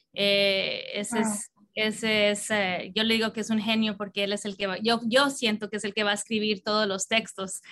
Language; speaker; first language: Spanish; early bilingual, heritage; Spanish